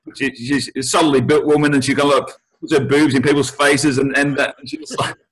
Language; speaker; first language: English; native; English